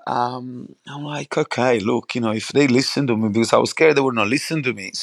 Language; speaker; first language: English; non-native, fluent; Italian